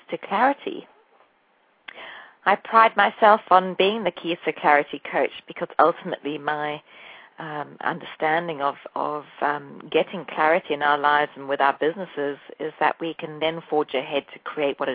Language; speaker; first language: English; native; English